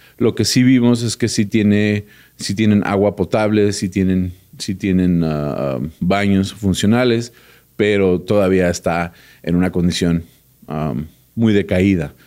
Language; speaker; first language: Spanish; early bilingual, heritage; Spanish